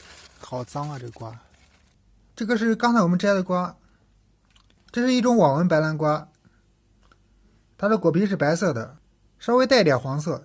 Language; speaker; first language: Chinese; native; Chinese